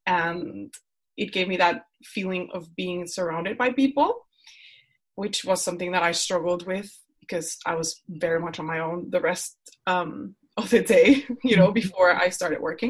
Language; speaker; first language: English; non-native, fluent; Spanish